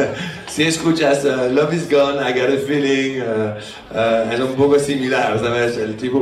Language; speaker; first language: Spanish; non-native, fluent; French